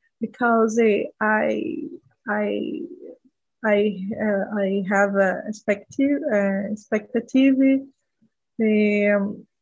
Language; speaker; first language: English; non-native, learner; Portuguese